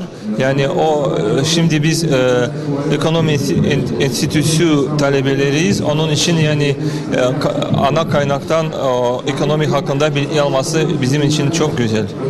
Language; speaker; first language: Turkish; non-native, learner; Azerbaijani